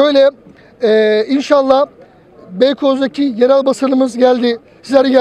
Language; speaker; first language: Turkish; native; Turkish